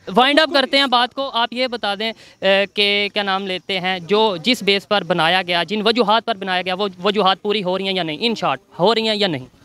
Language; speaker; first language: Urdu; native; Urdu